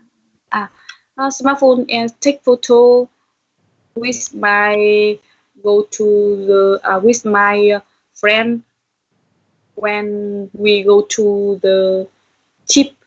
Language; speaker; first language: English; non-native, learner; Vietnamese